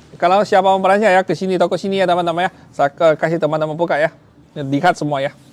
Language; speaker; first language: Indonesian; non-native, learner; Chinese